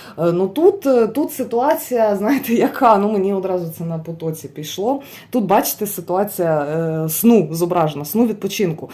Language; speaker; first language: Ukrainian; non-native, local second language; Russian